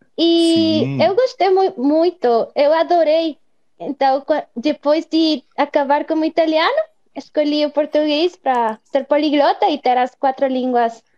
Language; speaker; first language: Portuguese; non-native, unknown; Spanish